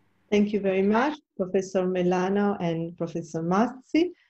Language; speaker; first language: English; non-native, fluent; Italian